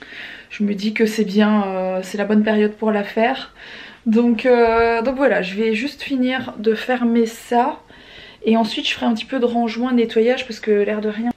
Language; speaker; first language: French; native; French